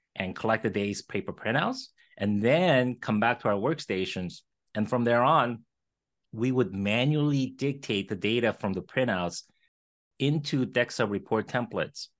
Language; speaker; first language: English; early bilingual, other home language; Korean